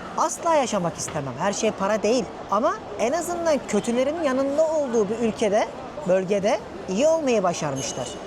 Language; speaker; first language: Turkish; native; Turkish